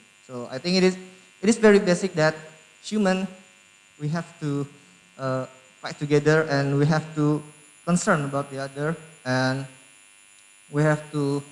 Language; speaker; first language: English; non-native, learner; Indonesian